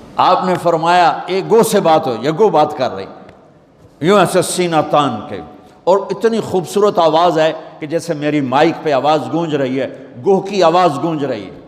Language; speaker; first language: Urdu; non-native, local second language; Punjabi